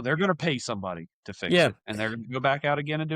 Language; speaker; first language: English; native; English